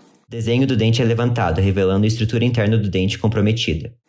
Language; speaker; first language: Portuguese; native; Portuguese